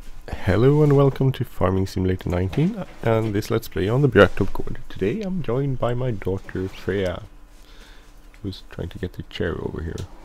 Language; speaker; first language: English; non-native, fluent; Swedish